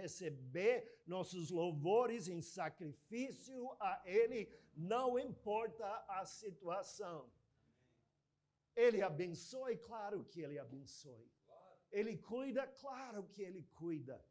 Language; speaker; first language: Portuguese; non-native, fluent; English